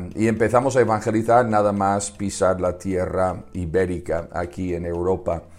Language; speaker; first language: Spanish; non-native, fluent; English